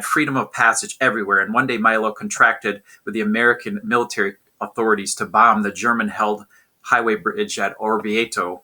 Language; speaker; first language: English; native; English